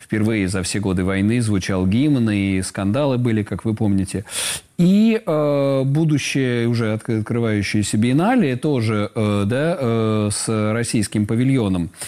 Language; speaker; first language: Russian; native; Russian